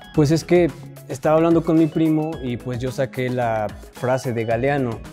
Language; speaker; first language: Spanish; native; Spanish